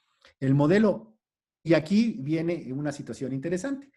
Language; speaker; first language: Spanish; native; Spanish